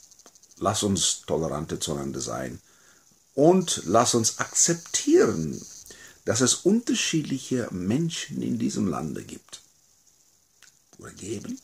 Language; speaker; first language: German; non-native, fluent; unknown